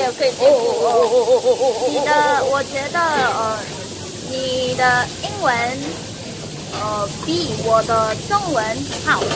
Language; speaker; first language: Chinese; non-native, learner; Korean